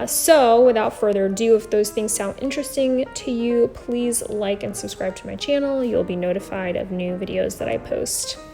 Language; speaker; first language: English; native; English